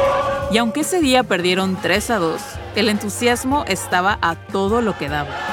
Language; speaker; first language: Spanish; native; Spanish